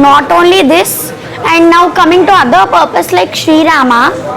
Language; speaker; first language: English; non-native, local second language; Telugu